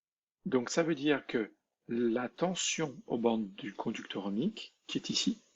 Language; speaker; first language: French; native; French